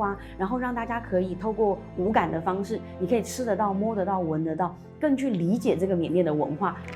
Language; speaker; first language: Chinese; native; Chinese